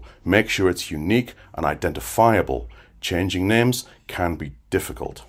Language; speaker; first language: English; native; English